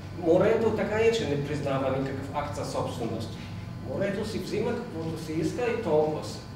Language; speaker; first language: Bulgarian; non-native, fluent; German